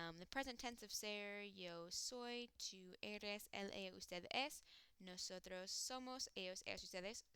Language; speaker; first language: Spanish; non-native, fluent; English